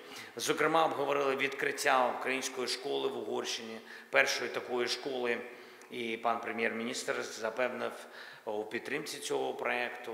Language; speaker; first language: Ukrainian; non-native, local second language; Russian